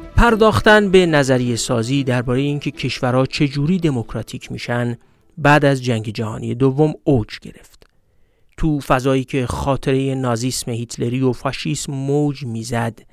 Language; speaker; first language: Persian; native; Persian